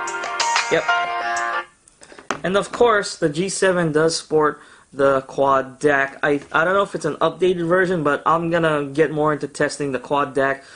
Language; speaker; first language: English; native; English